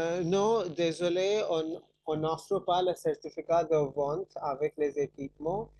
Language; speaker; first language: French; non-native, fluent; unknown